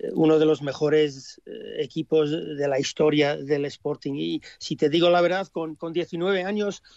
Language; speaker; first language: Spanish; early bilingual, heritage; English